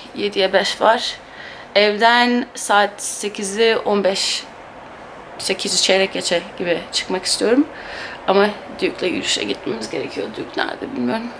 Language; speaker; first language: Turkish; early bilingual, heritage; Turkish